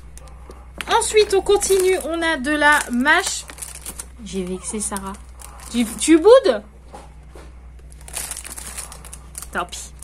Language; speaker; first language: French; native; French